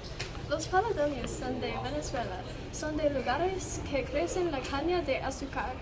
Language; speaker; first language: Spanish; non-native, learner; English